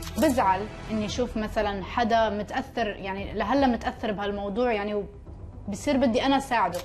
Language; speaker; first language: Arabic; native; Arabic